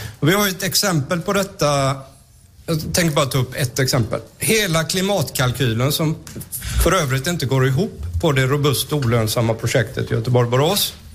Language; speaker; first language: Swedish; native; Swedish